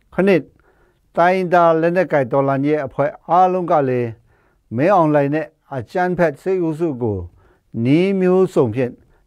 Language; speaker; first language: Burmese; non-native, local second language; Kachin